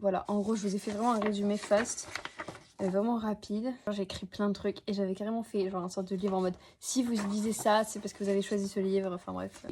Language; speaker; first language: French; native; French